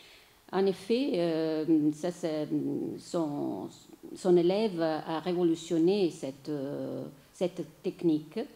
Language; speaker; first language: French; non-native, fluent; Italian